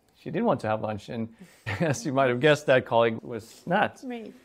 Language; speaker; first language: English; non-native, fluent; Swedish